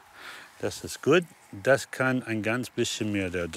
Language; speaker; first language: German; native; German